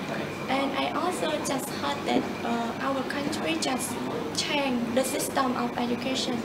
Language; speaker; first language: English; non-native, learner; Khmer